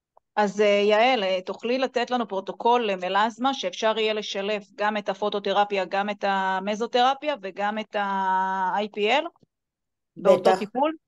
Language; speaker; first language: Hebrew; native; Hebrew